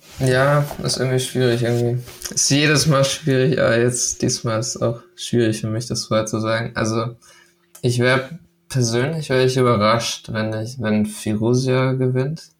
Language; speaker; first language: German; early bilingual, other home language; Danish